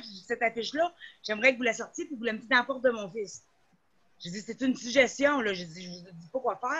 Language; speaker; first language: French; native; French